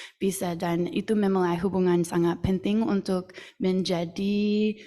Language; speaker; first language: Indonesian; non-native, fluent; English